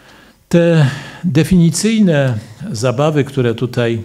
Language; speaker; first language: Polish; native; Polish